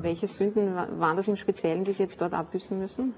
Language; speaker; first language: German; native; German